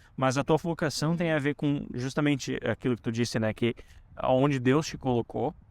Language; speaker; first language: Portuguese; native; Portuguese